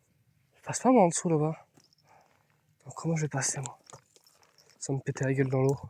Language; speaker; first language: French; native; French